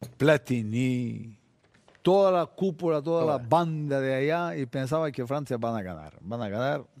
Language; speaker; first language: Spanish; non-native, fluent; Bulgarian